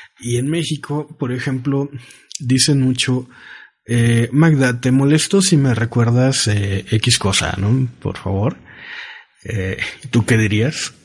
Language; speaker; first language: Spanish; native; Spanish